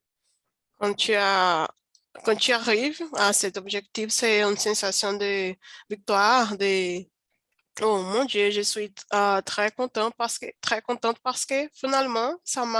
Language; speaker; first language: French; non-native, learner; Portuguese